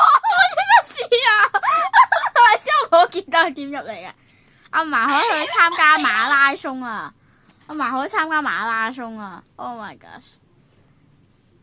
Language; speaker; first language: Chinese; native; Chinese